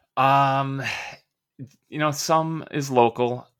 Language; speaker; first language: English; native; English